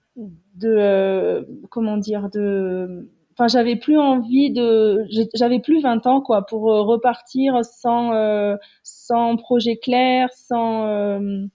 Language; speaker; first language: French; native; French